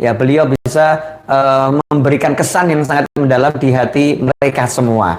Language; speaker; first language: Indonesian; native; Indonesian